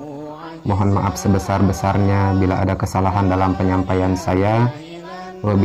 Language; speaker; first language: Indonesian; non-native, local second language; Sundanese